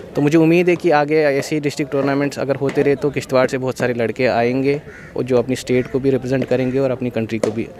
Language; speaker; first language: Hindi; native; Hindi